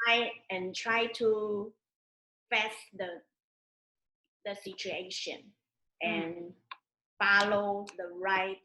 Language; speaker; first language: English; non-native, learner; Chinese